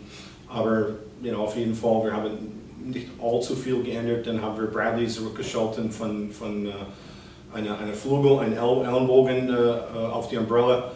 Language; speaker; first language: German; non-native, fluent; English